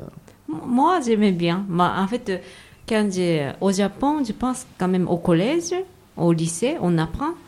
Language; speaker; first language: French; non-native, fluent; Japanese